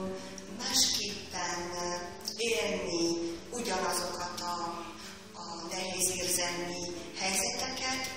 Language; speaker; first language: Hungarian; non-native, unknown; French